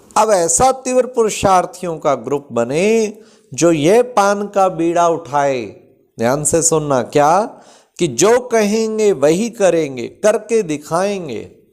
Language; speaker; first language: Hindi; native; Hindi